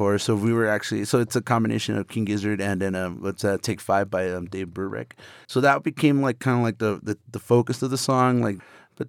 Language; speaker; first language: English; native; English